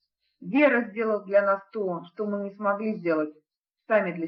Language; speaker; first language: Russian; native; Russian